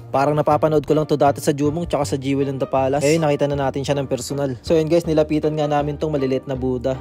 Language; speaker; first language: Filipino; native; Filipino